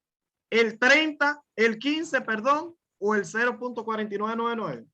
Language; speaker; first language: Spanish; native; Spanish